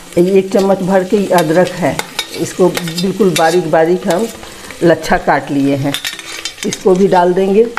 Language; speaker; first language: Hindi; native; Hindi